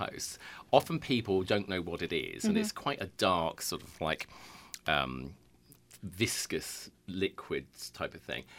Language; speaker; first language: English; native; English